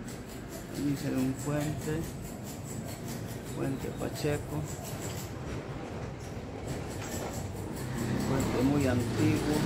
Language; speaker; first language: Spanish; native; Spanish